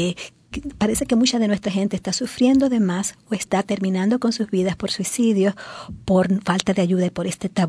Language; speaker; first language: Spanish; native; Spanish